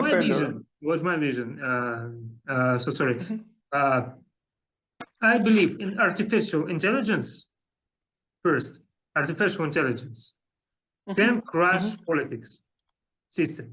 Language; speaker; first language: English; non-native, learner; Russian